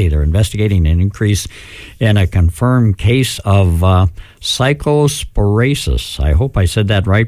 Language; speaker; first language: English; native; English